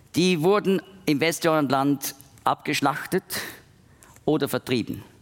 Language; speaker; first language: German; native; German